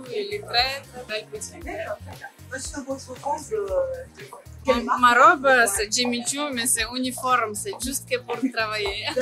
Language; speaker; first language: French; non-native, learner; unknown